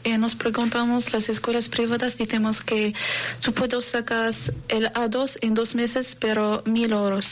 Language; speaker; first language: Spanish; non-native, learner; Arabic